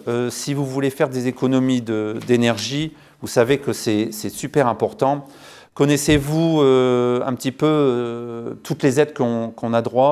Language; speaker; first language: French; native; French